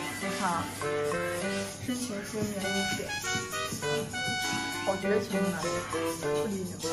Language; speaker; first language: Chinese; native; Chinese